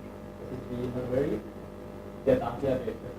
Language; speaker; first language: German; non-native, learner; Turkish